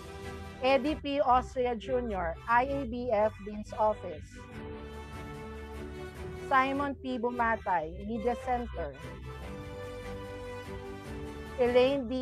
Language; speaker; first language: English; non-native, local second language; Filipino